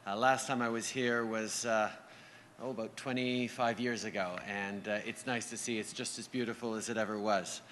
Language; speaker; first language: English; native; English